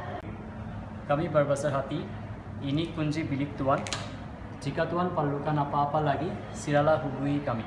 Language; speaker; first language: Malay; non-native, learner; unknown